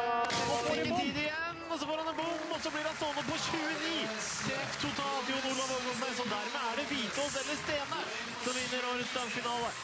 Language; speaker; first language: Norwegian; native; Norwegian